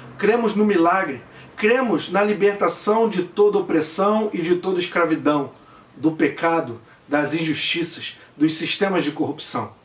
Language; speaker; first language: Portuguese; native; Portuguese